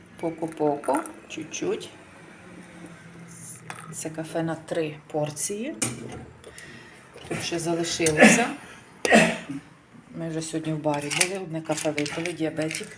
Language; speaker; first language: Ukrainian; native; Ukrainian